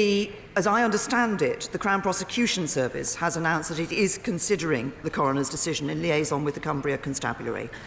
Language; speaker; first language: English; native; English